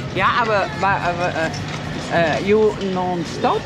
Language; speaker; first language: German; non-native, learner; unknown